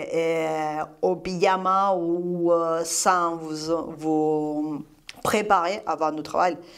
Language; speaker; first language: French; non-native, fluent; Spanish